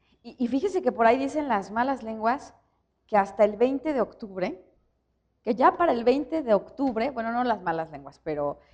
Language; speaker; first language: Spanish; native; Spanish